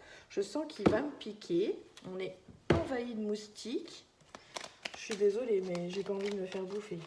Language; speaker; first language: French; native; French